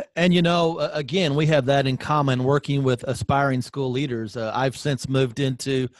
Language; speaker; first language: English; native; English